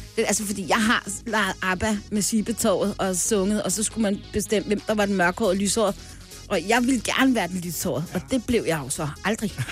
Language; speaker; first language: Danish; early bilingual, other home language; English